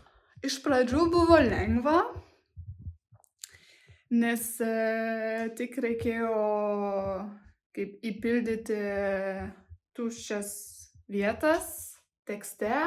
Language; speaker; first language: Lithuanian; non-native, learner; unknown